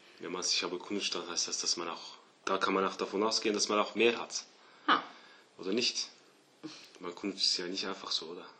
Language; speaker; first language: German; early bilingual, other home language; Turkish